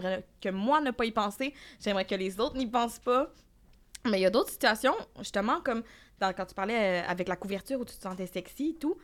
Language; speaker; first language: French; native; French